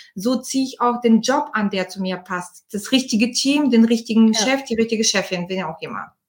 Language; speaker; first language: German; non-native, fluent; Bulgarian